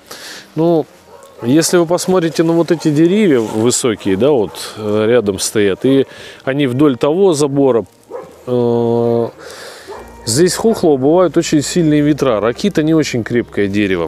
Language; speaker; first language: Russian; native; Russian